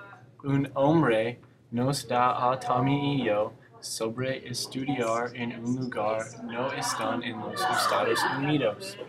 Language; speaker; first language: Spanish; non-native, learner; English